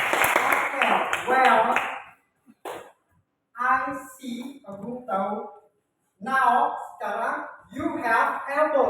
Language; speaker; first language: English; non-native, learner; Indonesian